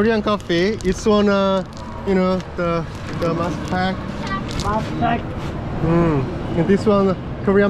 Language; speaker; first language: English; non-native, learner; Korean